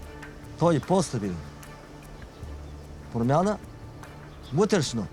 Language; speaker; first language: Bulgarian; non-native, learner; Chinese